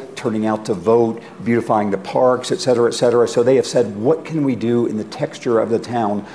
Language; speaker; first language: English; native; English